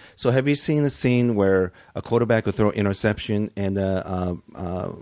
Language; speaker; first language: English; early bilingual, other home language; Japanese